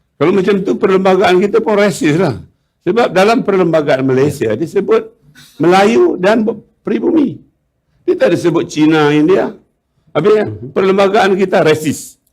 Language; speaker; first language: Malay; native; Malay